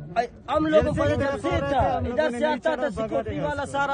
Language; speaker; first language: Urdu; non-native, local second language; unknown